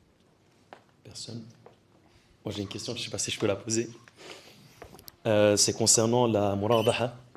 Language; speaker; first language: French; native; French